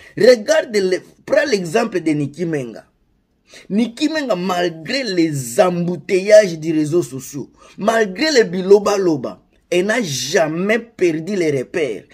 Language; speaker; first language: French; non-native, local second language; Lingala